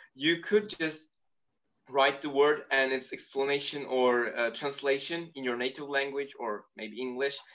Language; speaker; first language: English; non-native, fluent; Turkish